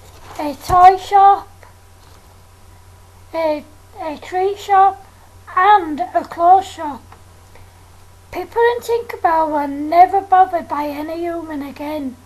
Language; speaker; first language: English; native; English